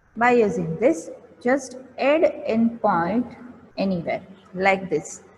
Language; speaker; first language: English; non-native, local second language; Gujarati